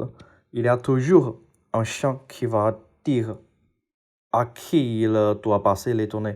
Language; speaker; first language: French; non-native, fluent; Chinese